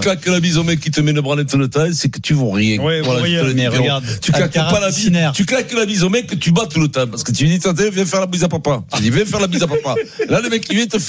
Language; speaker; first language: French; native; French